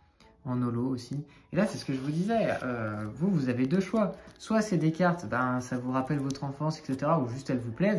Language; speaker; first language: French; native; French